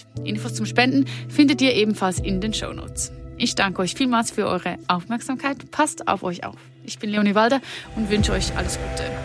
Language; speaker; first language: German; native; German